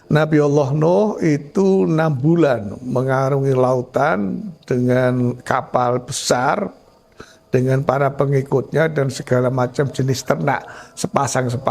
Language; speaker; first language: Indonesian; native; Indonesian